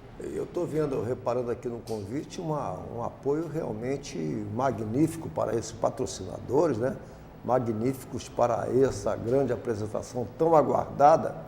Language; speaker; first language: Portuguese; native; Portuguese